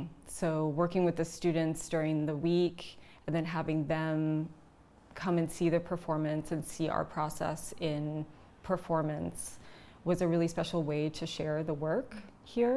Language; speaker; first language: English; native; English